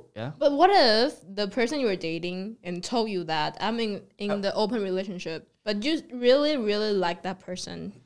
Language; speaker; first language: English; non-native, fluent; Chinese